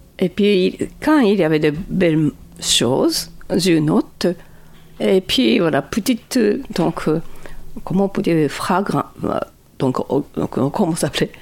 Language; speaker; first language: French; non-native, fluent; Japanese